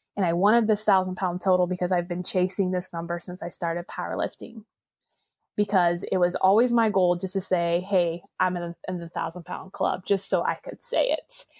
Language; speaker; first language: English; non-native, local second language; Pennsylvania German